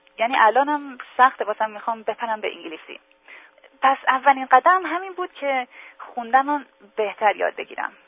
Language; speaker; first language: Persian; early bilingual, heritage; English